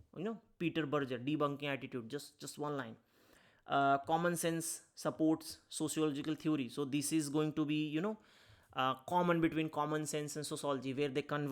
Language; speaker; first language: English; non-native, local second language; Hindi